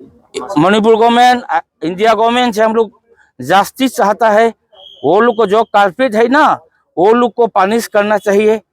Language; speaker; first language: Hindi; non-native, local second language; Manipuri